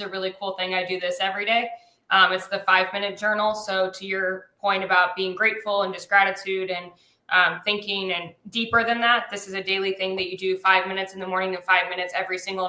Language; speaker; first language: English; native; English